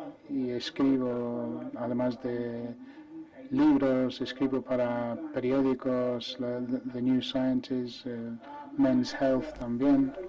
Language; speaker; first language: Spanish; non-native, fluent; English